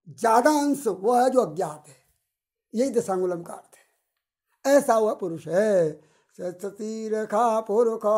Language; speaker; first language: Hindi; native; Hindi